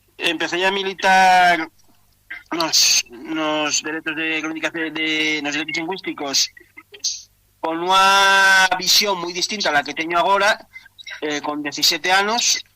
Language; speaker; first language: Galician; non-native, local second language; Spanish